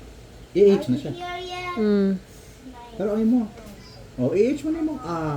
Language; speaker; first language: Cebuano; native; Cebuano